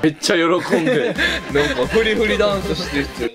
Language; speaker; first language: Japanese; native; Japanese